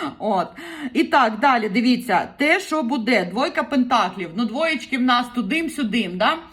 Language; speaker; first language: Ukrainian; non-native, local second language; Russian